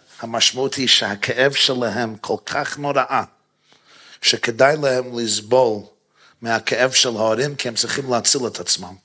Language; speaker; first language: Hebrew; non-native, fluent; English